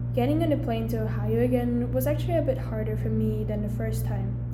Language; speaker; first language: English; early bilingual, other home language; German